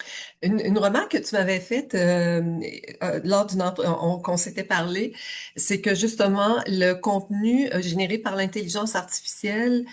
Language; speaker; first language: French; native; French